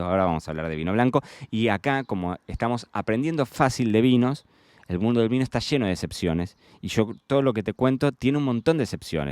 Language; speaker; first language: Spanish; native; Spanish